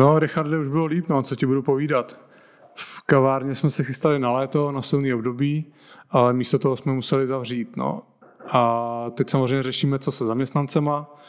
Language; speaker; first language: Czech; native; Czech